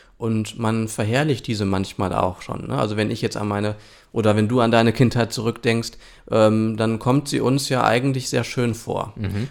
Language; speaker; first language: German; early bilingual, other home language; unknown